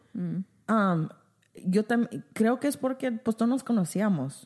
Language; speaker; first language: Spanish; early bilingual, heritage; Spanish